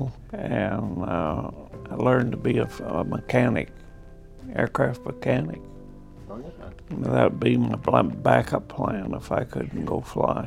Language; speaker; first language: English; native; English